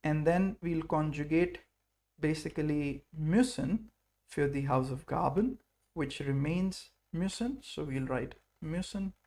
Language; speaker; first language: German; non-native, fluent; English